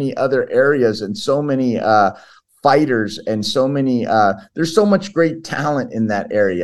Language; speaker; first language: English; early bilingual, other home language; Portuguese